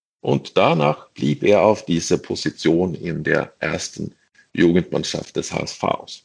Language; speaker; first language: German; non-native, fluent; Swedish